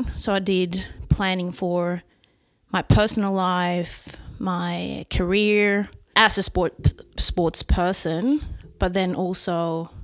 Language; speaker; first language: English; non-native, fluent; Swedish